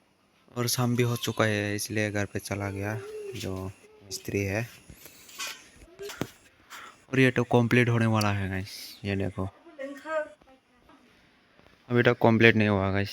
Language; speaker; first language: Hindi; non-native, local second language; Kok Borok